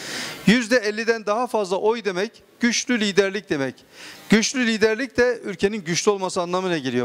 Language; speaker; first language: Turkish; native; Turkish